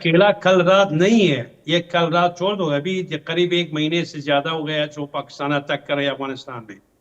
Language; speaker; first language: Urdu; non-native, learner; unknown